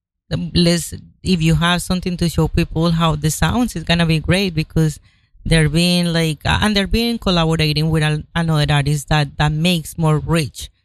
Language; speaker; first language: English; non-native, fluent; Spanish